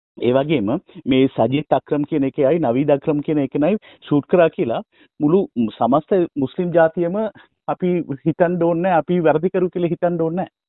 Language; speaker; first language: Sinhala; non-native, local second language; Tamil